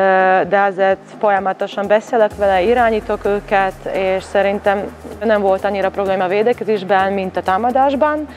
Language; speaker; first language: Hungarian; non-native, fluent; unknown